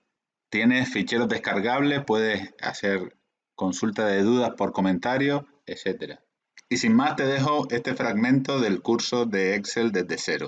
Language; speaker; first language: Spanish; native; Spanish